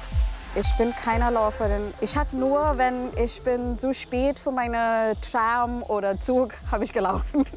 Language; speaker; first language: German; non-native, learner; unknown